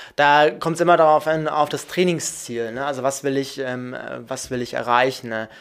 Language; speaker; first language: German; native; German